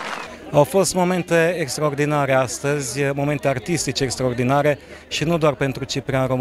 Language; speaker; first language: Romanian; native; Romanian